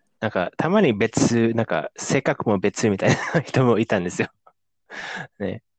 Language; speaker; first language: Japanese; non-native, fluent; Indonesian